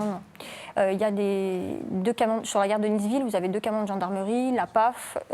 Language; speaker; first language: French; native; French